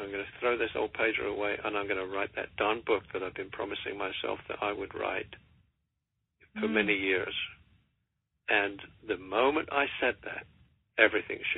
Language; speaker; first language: English; native; English